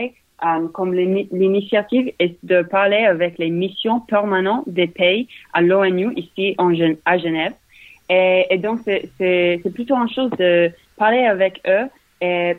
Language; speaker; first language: French; non-native, learner; English